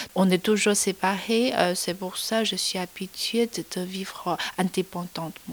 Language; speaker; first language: French; non-native, learner; Chinese